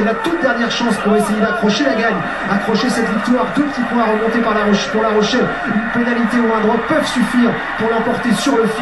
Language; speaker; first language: French; native; French